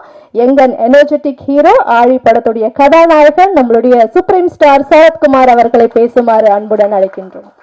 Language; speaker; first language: Tamil; native; Tamil